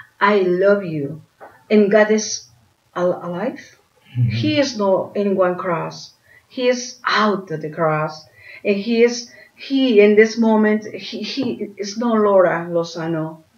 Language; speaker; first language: English; non-native, learner; Spanish